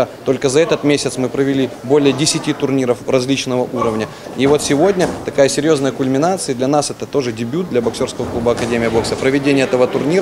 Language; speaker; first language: Russian; native; Russian